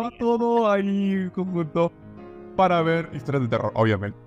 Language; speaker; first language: Spanish; native; Spanish